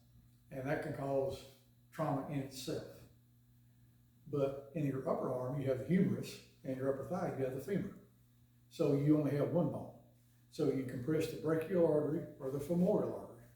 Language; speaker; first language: English; native; English